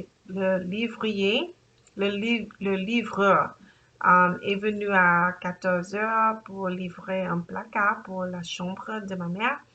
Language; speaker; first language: French; non-native, learner; English